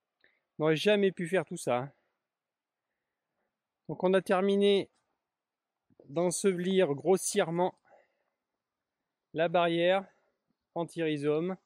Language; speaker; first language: French; native; French